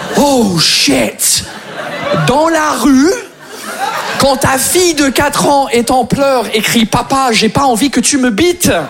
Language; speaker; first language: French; non-native, fluent; English